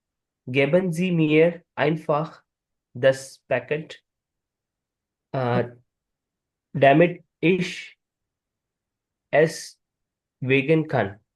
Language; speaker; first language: German; non-native, learner; Hindi